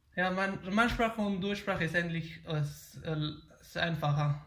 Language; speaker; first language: German; non-native, learner; Pashto